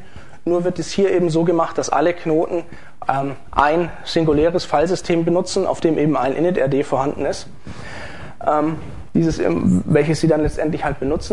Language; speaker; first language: German; native; German